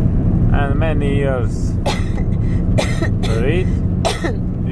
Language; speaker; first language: English; non-native, learner; Romanian